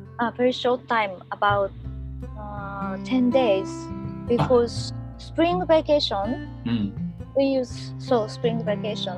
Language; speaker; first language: English; non-native, learner; Japanese